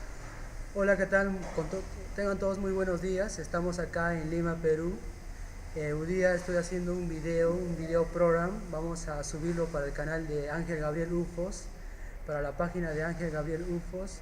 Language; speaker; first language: Spanish; native; Spanish